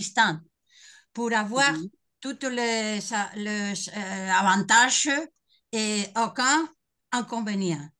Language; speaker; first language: French; non-native, learner; Spanish